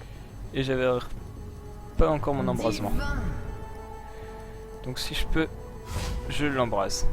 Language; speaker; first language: French; native; French